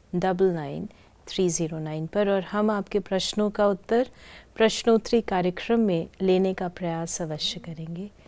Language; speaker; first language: Hindi; native; Hindi